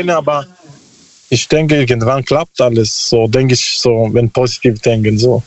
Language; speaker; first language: German; non-native, learner; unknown